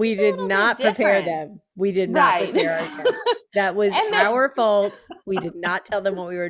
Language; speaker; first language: English; native; English